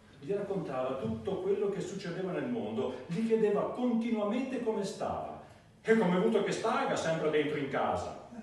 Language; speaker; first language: Italian; native; Italian